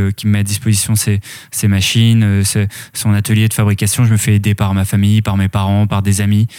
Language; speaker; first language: French; native; French